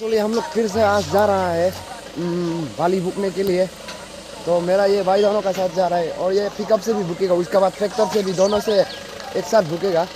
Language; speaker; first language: Hindi; non-native, local second language; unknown